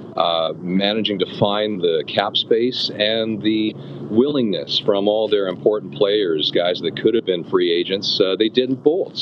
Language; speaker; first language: English; native; English